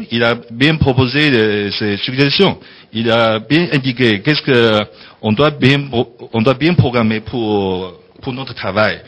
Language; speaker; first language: French; non-native, fluent; Chinese